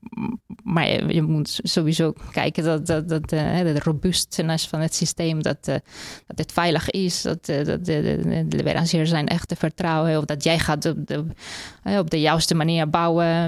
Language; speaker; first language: Dutch; non-native, fluent; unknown